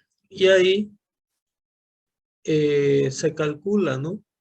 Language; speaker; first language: Spanish; native; Spanish